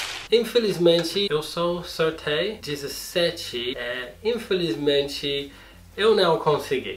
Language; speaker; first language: Portuguese; non-native, learner; English